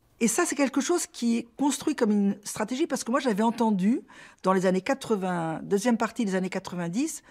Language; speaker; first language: French; native; French